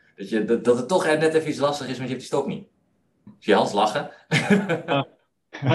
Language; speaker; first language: Dutch; native; Dutch